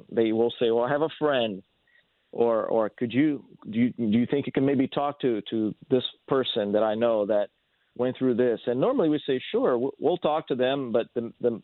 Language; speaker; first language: English; non-native, fluent; Portuguese